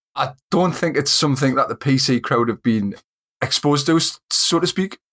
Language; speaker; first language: English; native; English